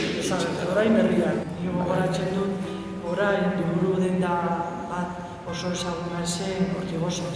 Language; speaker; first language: Basque; non-native, local second language; Spanish